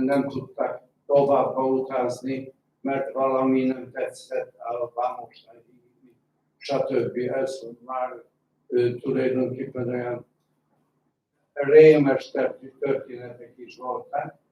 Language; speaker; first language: Hungarian; non-native, fluent; Polish